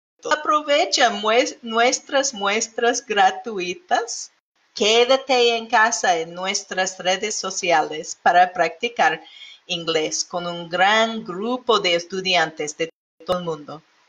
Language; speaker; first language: Spanish; non-native, learner; English